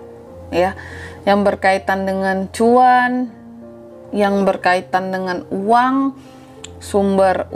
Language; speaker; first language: Indonesian; native; Indonesian